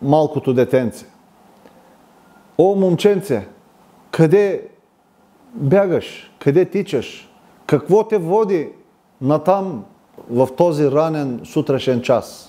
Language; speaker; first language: Bulgarian; non-native, local second language; Turkish